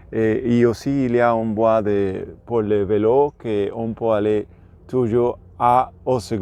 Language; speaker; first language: French; non-native, learner; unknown